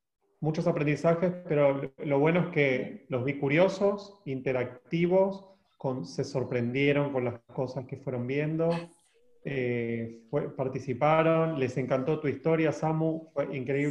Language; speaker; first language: Spanish; native; Spanish